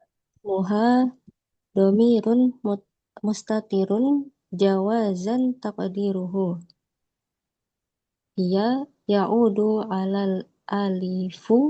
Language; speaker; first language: Arabic; non-native, learner; Indonesian